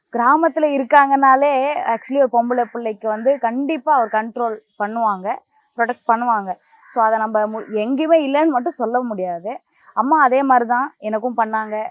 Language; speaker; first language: Tamil; native; Tamil